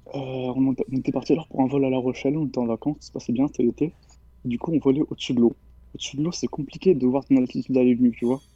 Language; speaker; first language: French; native; French